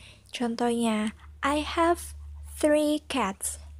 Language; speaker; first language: English; non-native, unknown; Indonesian